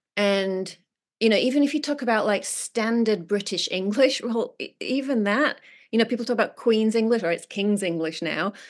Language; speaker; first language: English; native; English